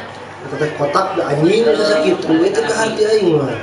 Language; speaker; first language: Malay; non-native, local second language; Sundanese